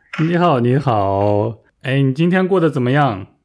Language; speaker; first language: Chinese; native; Chinese